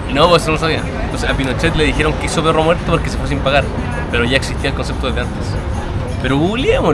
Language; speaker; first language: Spanish; native; Spanish